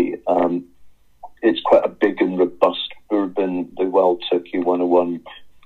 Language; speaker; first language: English; native; English